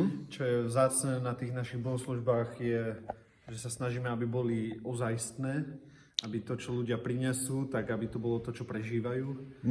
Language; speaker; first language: Slovak; native; Slovak